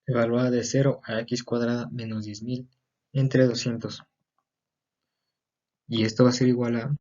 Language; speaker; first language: Spanish; native; Spanish